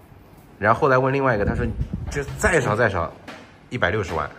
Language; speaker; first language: Chinese; native; Chinese